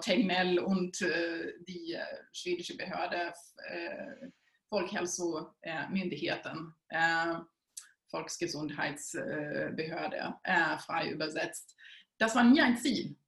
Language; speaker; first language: German; non-native, fluent; Swedish